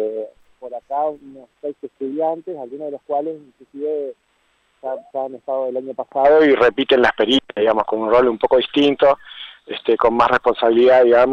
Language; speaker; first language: Spanish; native; Spanish